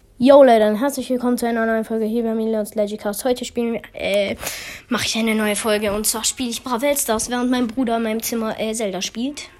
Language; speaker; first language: German; native; German